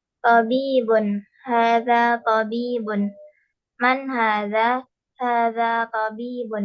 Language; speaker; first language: Arabic; non-native, learner; Indonesian